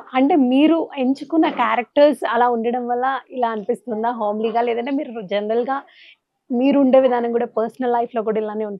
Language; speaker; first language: Telugu; native; Telugu